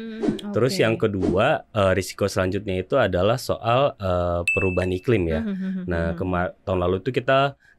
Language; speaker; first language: Indonesian; native; Indonesian